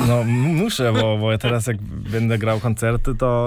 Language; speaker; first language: Polish; early bilingual, heritage; Polish